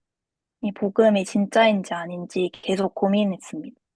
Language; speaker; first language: Korean; native; Korean